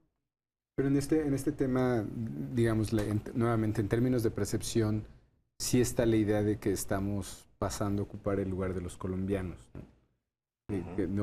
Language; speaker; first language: Spanish; native; Spanish